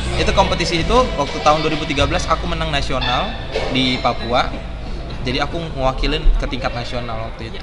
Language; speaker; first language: Indonesian; native; Indonesian